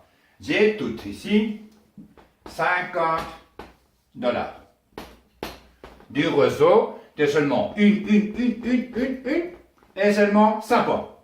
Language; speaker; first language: French; non-native, learner; Spanish